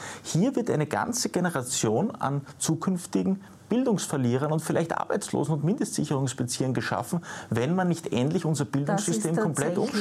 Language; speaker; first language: German; native; German